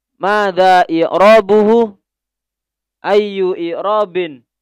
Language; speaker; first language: Arabic; non-native, learner; Indonesian